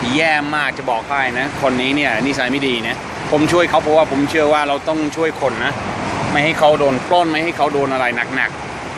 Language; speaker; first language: Thai; non-native, fluent; English